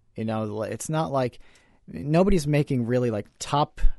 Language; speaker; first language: English; native; English